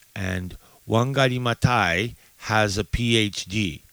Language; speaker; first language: English; native; English